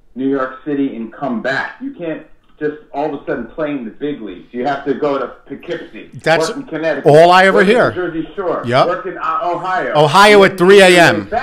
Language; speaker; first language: English; native; English